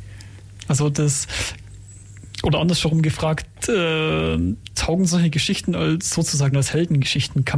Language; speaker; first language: German; native; German